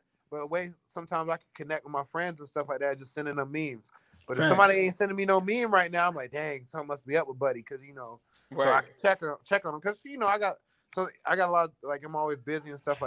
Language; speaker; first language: English; native; English